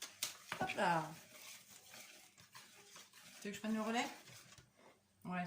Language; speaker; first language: French; native; French